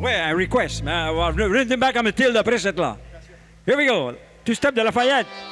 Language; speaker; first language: English; early bilingual, other home language; French